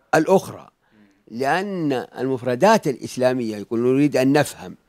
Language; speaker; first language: Arabic; native; Arabic